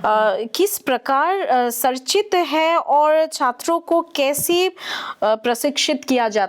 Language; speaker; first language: Hindi; native; Hindi